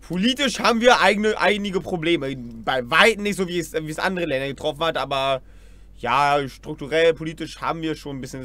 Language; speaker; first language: German; native; German